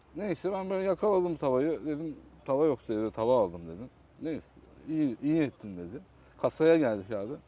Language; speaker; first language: Turkish; native; Turkish